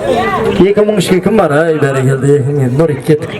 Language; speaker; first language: Kazakh; native; Kazakh